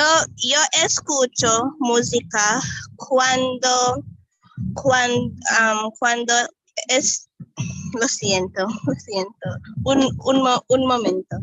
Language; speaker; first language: Spanish; non-native, learner; English